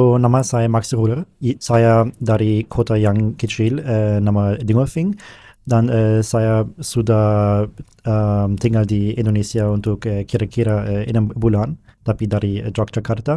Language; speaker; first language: Indonesian; non-native, learner; German